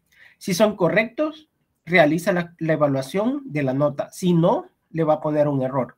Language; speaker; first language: Spanish; native; Spanish